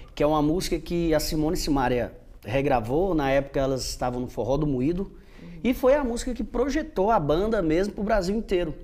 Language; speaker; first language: Portuguese; native; Portuguese